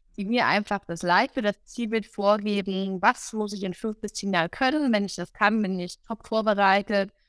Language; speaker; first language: German; non-native, fluent; English